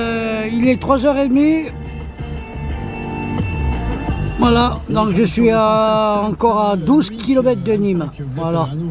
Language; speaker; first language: French; native; French